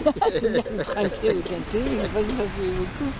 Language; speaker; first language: French; native; French